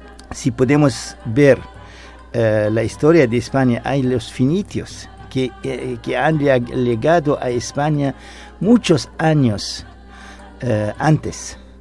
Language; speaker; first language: Spanish; non-native, fluent; Arabic